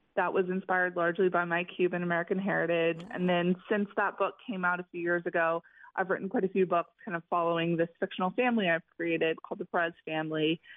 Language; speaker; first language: English; native; English